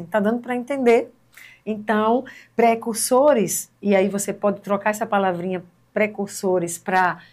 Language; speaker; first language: Portuguese; native; Portuguese